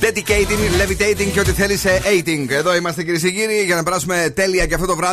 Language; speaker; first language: Greek; native; Greek